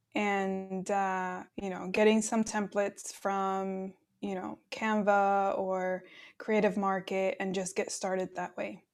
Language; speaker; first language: English; early bilingual, other home language; Spanish